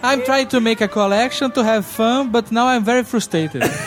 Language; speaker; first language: English; non-native, learner; Portuguese